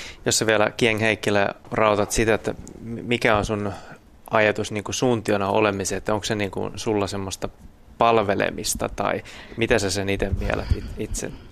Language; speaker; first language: Finnish; native; Finnish